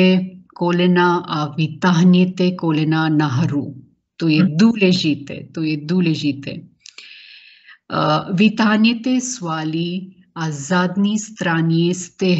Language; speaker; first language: Czech; non-native, learner; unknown